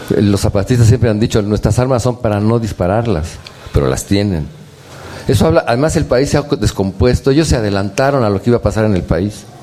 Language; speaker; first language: Spanish; native; Spanish